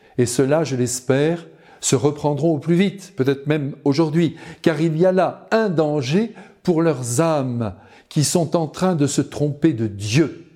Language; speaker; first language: French; native; French